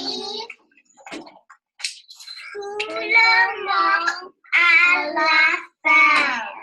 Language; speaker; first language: French; non-native, learner; English